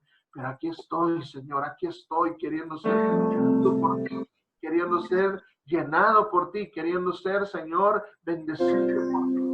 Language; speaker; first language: Spanish; native; Spanish